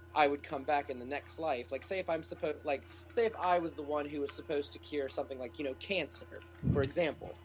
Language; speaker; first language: English; native; English